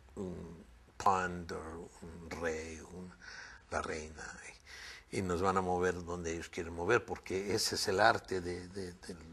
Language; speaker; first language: Spanish; early bilingual, other home language; English